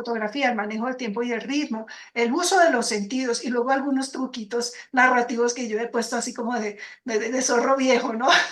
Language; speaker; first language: Spanish; native; Spanish